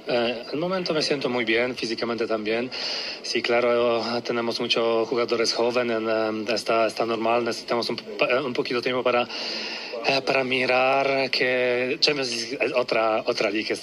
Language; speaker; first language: Spanish; non-native, learner; Polish